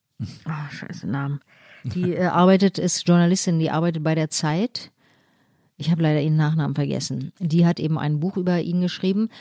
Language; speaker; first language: German; native; German